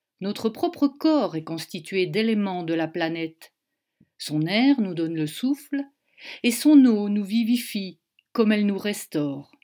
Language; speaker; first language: French; native; French